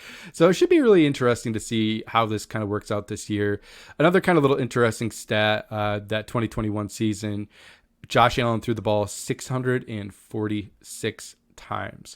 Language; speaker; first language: English; native; English